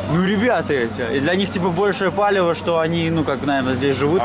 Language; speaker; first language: Russian; native; Russian